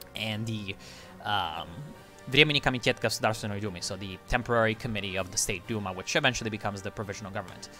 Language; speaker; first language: English; native; English